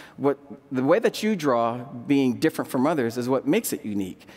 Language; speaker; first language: English; native; English